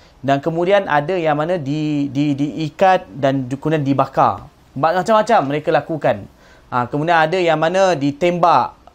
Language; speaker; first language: Malay; native; Malay